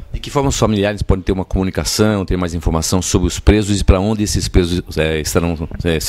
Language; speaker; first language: Portuguese; native; Portuguese